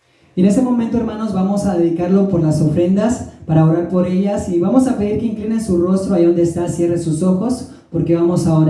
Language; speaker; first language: Spanish; native; Spanish